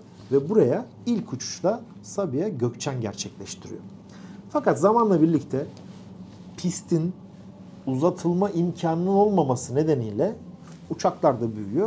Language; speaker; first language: Turkish; native; Turkish